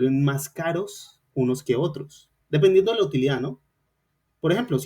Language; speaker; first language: Spanish; native; Spanish